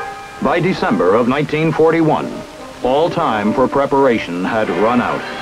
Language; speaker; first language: English; native; English